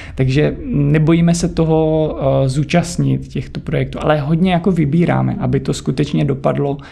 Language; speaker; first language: Czech; native; Czech